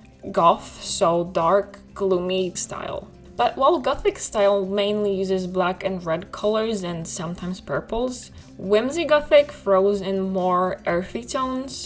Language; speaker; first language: English; non-native, fluent; Polish